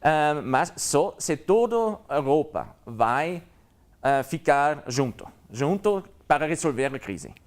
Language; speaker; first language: Portuguese; non-native, learner; German